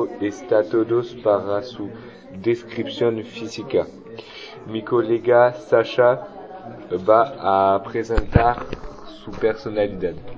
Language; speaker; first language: Spanish; non-native, learner; French